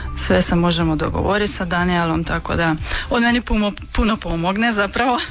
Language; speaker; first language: Croatian; non-native, local second language; Hungarian